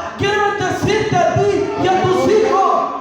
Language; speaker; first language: Spanish; native; Spanish